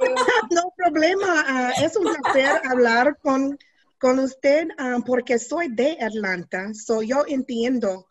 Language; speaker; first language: Spanish; non-native, learner; English